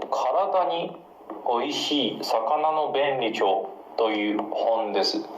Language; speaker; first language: Japanese; non-native, fluent; Chinese